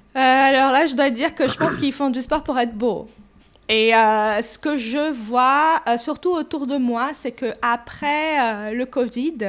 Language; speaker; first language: French; non-native, fluent; Portuguese